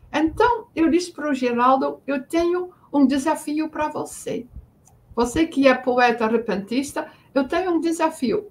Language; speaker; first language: Portuguese; non-native, fluent; Dutch